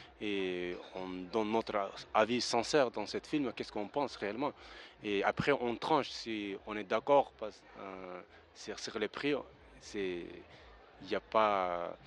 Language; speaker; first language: French; early bilingual, other home language; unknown